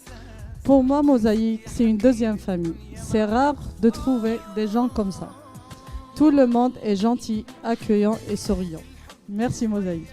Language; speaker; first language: French; non-native, local second language; Arabic